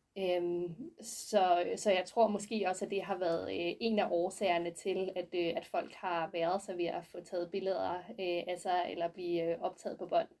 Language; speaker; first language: Danish; native; Danish